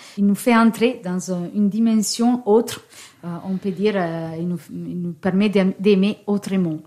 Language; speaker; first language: French; non-native, fluent; Italian